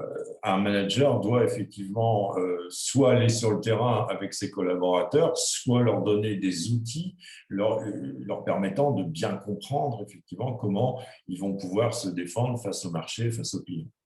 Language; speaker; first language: French; native; French